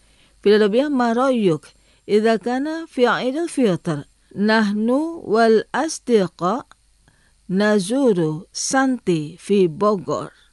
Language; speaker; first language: Arabic; non-native, fluent; Indonesian